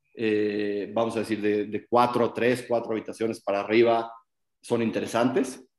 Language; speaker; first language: Spanish; native; Spanish